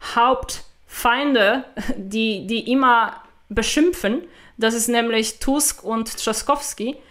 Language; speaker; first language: German; non-native, fluent; Polish